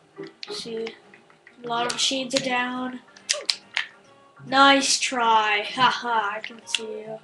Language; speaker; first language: English; native; English